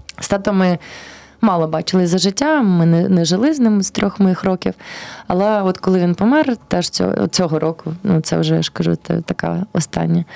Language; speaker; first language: Ukrainian; early bilingual, heritage; Ukrainian